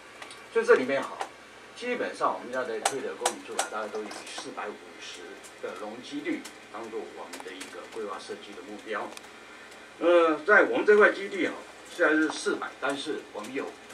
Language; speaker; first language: Chinese; native; Chinese